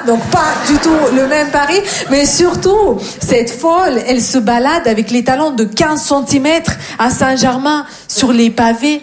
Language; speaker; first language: French; non-native, fluent; Russian